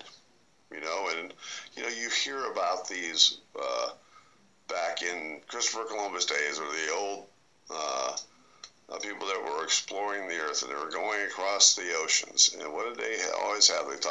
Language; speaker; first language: English; native; English